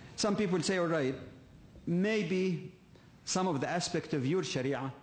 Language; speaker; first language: English; non-native, fluent; Arabic